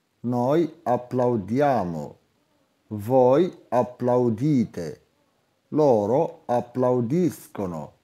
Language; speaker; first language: Italian; non-native, fluent; Arabic